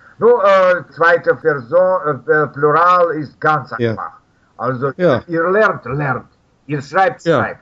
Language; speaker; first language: German; non-native, learner; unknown